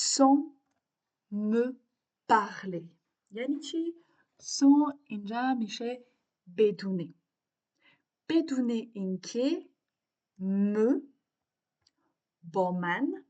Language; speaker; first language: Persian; non-native, learner; French